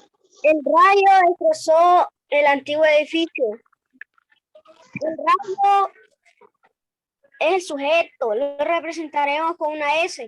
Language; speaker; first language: Spanish; native; Spanish